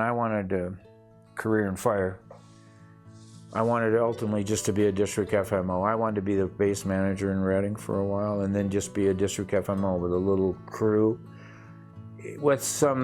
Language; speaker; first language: English; native; English